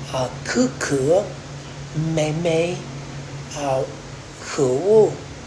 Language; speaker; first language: Chinese; non-native, learner; Vietnamese